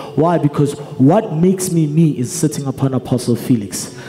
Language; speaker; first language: English; non-native, local second language; Zulu